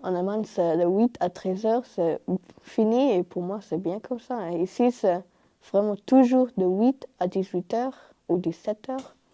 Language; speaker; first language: French; non-native, learner; German